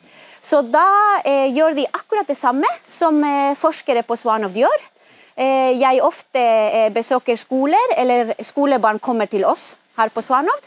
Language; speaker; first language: Norwegian; non-native, fluent; Spanish